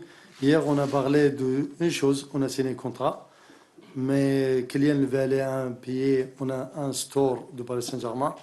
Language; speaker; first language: French; non-native, learner; Arabic